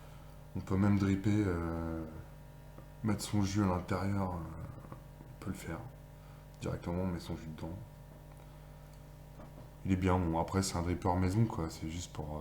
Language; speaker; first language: French; native; French